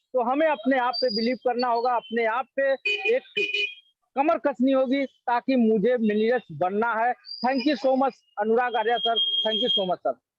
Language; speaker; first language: Hindi; native; Hindi